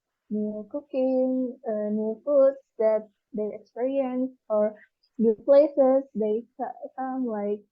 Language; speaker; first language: English; non-native, learner; Indonesian